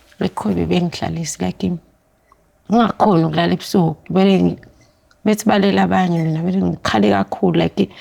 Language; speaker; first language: Zulu; native; Zulu